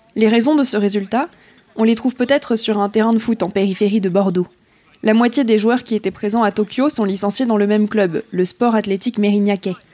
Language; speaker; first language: French; native; French